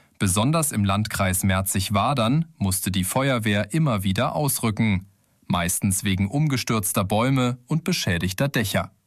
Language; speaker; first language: German; native; German